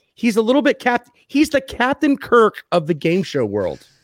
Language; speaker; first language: English; native; English